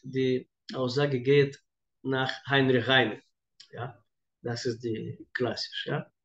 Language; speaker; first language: German; non-native, fluent; Russian